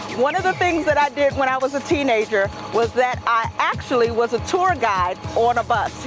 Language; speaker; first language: English; native; English